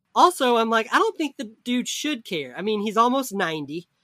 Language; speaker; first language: English; native; English